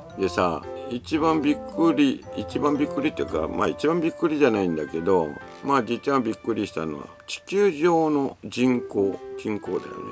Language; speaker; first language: Japanese; native; Japanese